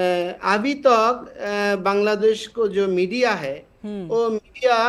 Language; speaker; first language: Hindi; non-native, learner; Bangla